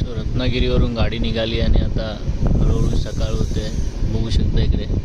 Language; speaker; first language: Marathi; native; Marathi